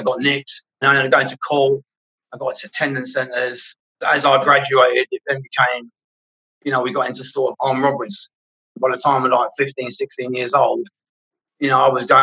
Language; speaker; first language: English; native; English